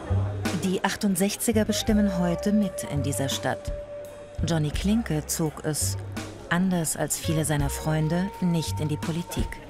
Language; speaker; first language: German; native; German